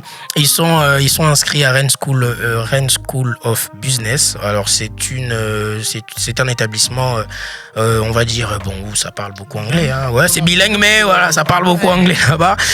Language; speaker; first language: French; native; French